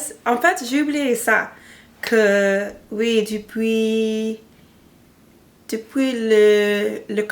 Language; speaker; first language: French; non-native, learner; English